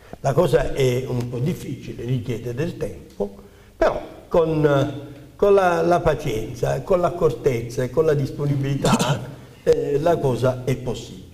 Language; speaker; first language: Italian; native; Italian